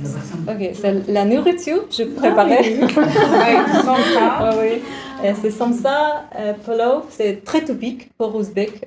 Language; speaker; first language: French; non-native, learner; Uzbek